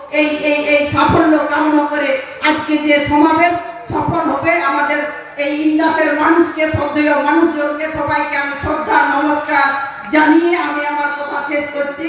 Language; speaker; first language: Bangla; non-native, local second language; Santali